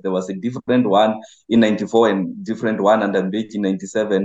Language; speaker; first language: English; non-native, local second language; Southern Sotho